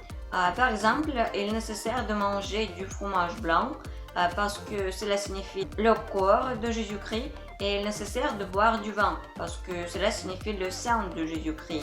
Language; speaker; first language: French; non-native, fluent; Russian